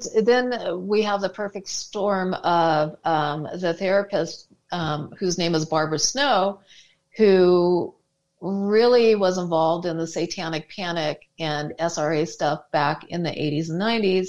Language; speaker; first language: English; native; English